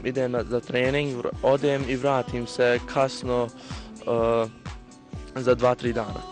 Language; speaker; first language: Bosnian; early bilingual, heritage; Bosnian